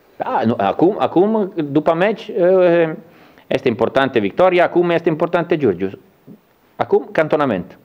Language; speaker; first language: Romanian; non-native, learner; Italian